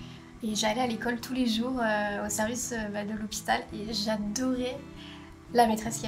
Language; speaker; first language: French; native; French